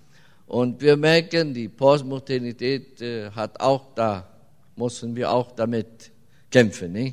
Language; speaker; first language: German; early bilingual, heritage; German